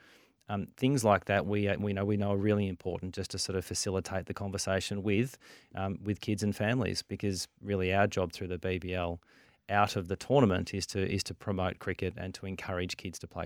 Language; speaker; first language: English; native; English